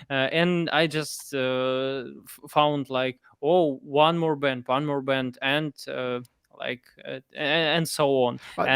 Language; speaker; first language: English; non-native, fluent; Russian